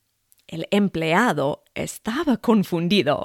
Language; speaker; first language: Spanish; non-native, fluent; English